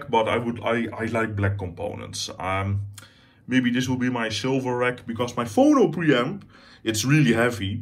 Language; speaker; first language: English; non-native, fluent; Dutch